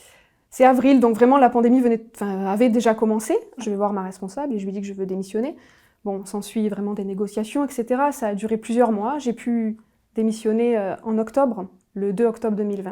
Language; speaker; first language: French; native; French